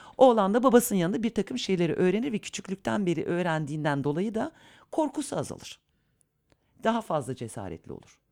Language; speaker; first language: Turkish; early bilingual, heritage; Turkish